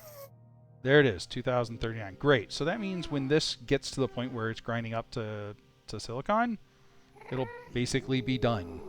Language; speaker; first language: English; native; English